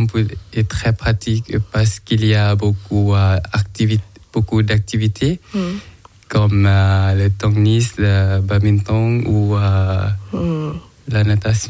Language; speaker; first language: French; non-native, learner; Thai